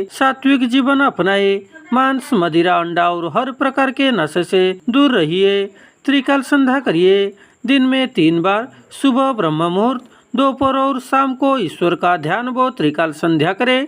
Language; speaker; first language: Hindi; non-native, local second language; Odia